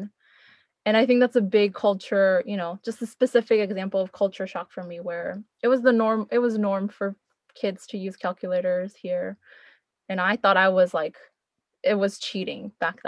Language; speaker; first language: English; early bilingual, other home language; Korean